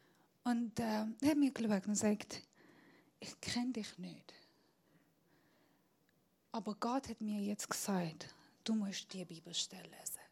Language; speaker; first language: German; non-native, fluent; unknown